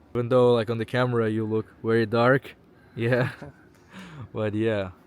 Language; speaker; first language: English; non-native, fluent; Azerbaijani